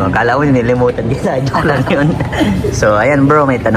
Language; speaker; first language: Filipino; native; Filipino